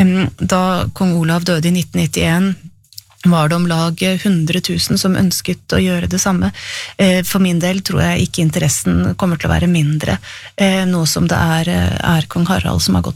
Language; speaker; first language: Norwegian; native; Norwegian